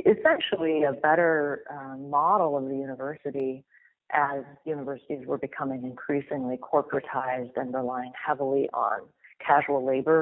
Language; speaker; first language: English; native; English